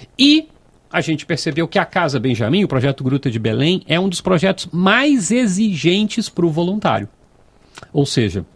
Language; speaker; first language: Portuguese; native; Portuguese